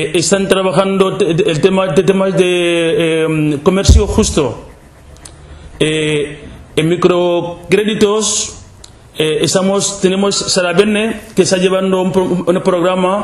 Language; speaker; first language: Spanish; non-native, local second language; Wolof